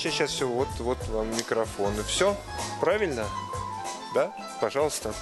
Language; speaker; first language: Russian; native; Russian